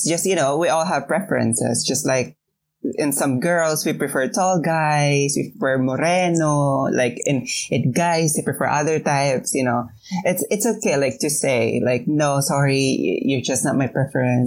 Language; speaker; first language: English; non-native, local second language; Filipino